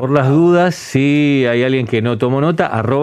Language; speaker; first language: Spanish; native; Spanish